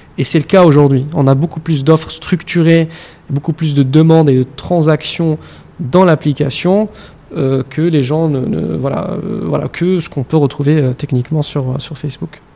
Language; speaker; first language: French; non-native, local second language; Arabic